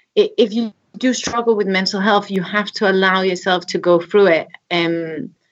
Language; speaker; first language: English; non-native, fluent; Danish